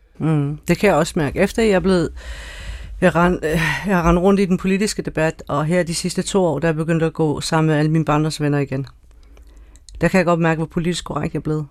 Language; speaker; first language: Danish; early bilingual, other home language; Persian